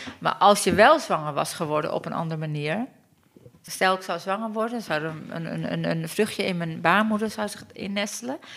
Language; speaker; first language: Dutch; early bilingual, other home language; Turkish